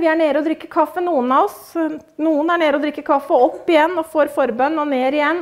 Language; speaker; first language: Norwegian; native; Norwegian